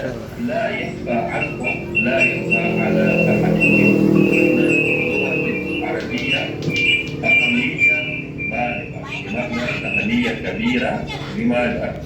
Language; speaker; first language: Arabic; non-native, fluent; Chechen